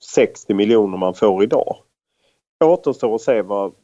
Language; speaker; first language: Swedish; native; Swedish